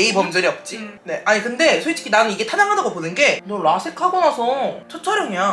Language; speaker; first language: Korean; native; Korean